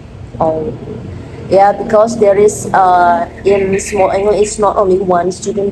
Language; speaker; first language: English; non-native, fluent; Indonesian